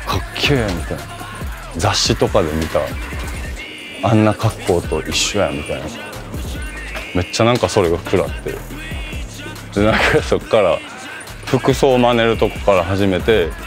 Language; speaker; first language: Japanese; early bilingual, other home language; Korean